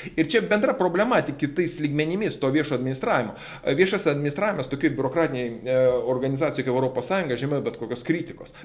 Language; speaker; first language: Lithuanian; non-native, local second language; Russian